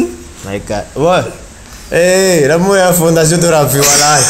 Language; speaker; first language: French; non-native, learner; Rundi